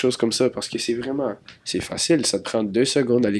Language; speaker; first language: French; non-native, local second language; English